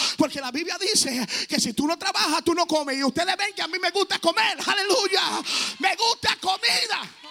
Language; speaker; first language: Spanish; early bilingual, heritage; Spanish